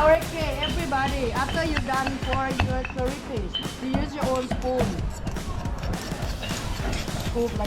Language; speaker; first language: English; non-native, fluent; Thai